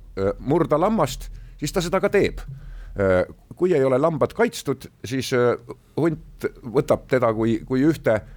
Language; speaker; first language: Estonian; native; Estonian